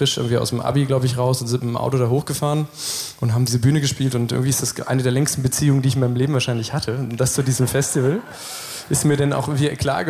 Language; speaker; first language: German; native; German